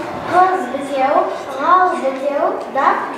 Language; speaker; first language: Kazakh; non-native, local second language; Uzbek